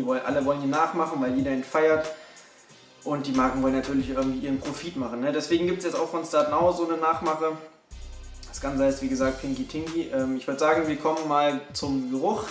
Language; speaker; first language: German; native; German